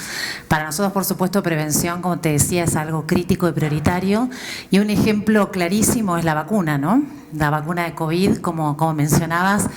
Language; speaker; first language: Spanish; native; Spanish